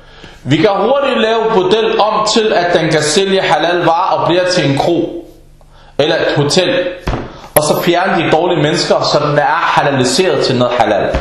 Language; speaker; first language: Danish; early bilingual, other home language; Arabic